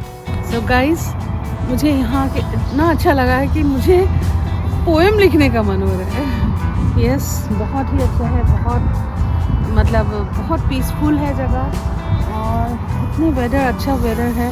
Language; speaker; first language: Hindi; non-native, local second language; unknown